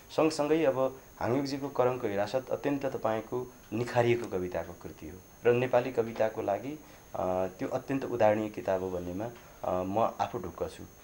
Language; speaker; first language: Nepali; non-native, local second language; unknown